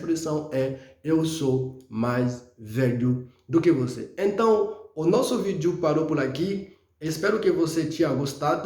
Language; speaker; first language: Portuguese; non-native, fluent; Haitian Creole